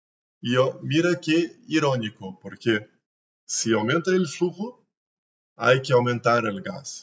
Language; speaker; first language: Spanish; non-native, learner; Portuguese